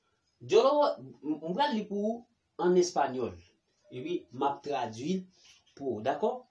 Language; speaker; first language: Spanish; non-native, fluent; Haitian Creole